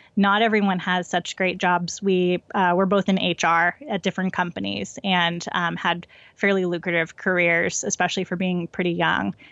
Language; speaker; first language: English; native; English